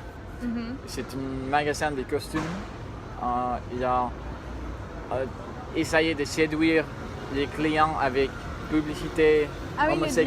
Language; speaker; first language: French; non-native, learner; Spanish